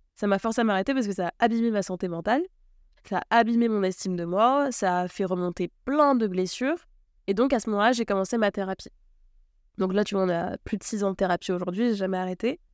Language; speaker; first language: French; native; French